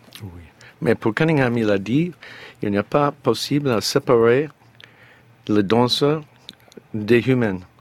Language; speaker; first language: French; non-native, learner; English